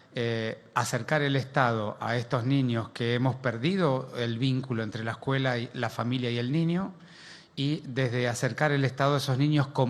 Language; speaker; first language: Spanish; native; Spanish